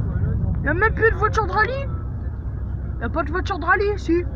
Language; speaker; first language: French; native; French